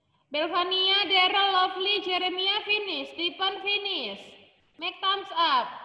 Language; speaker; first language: English; non-native, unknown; Indonesian